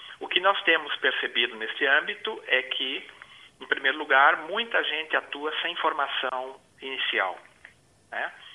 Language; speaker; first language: Portuguese; native; Portuguese